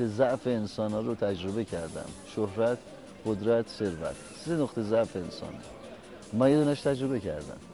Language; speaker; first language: Persian; native; Persian